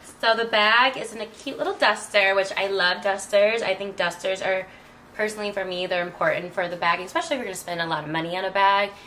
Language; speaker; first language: English; native; English